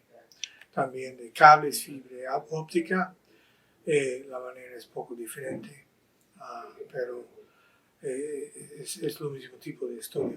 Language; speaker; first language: Spanish; non-native, fluent; English